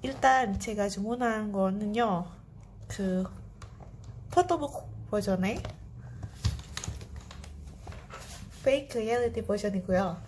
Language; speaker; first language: Korean; non-native, fluent; Indonesian